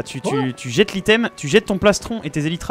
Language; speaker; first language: French; native; French